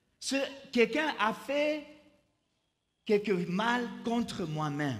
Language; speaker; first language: French; non-native, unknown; English